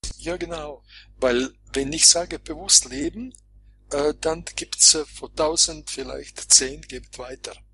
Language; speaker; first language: German; non-native, fluent; Croatian